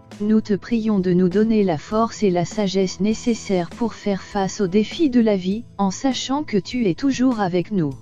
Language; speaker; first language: French; native; French